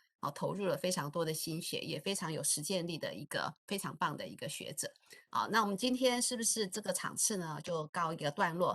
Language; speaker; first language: Chinese; native; Chinese